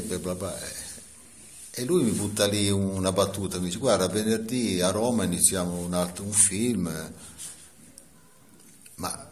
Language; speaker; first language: Italian; native; Italian